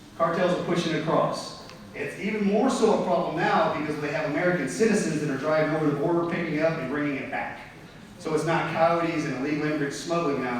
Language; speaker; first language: English; native; English